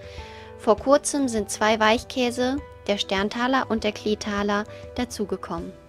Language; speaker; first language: German; native; German